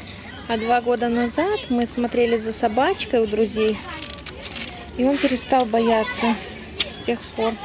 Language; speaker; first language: Russian; native; Russian